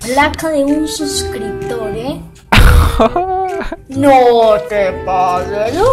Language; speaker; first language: Spanish; native; Spanish